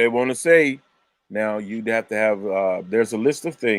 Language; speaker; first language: English; native; English